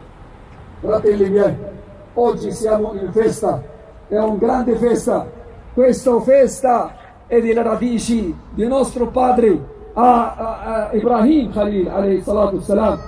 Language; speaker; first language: Italian; non-native, fluent; Arabic